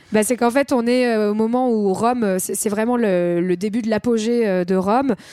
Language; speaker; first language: French; native; French